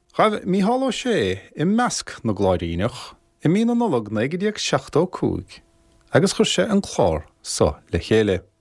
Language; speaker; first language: Irish; native; Irish